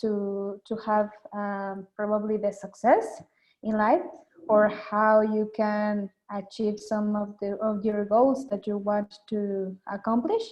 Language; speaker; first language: English; non-native, learner; Spanish